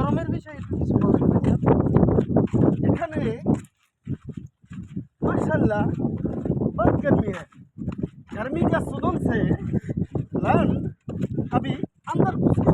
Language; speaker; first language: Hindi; non-native, learner; Bangla